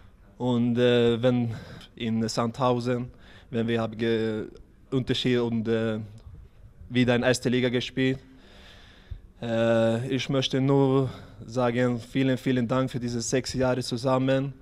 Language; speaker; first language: German; non-native, learner; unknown